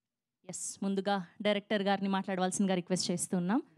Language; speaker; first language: Telugu; native; Telugu